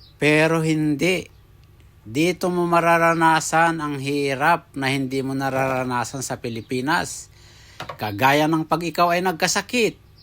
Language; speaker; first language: Filipino; native; Filipino